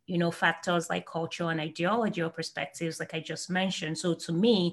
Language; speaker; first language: English; non-native, local second language; Igbo